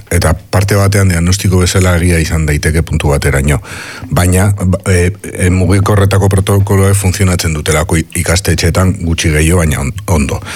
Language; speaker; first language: Basque; non-native, local second language; Spanish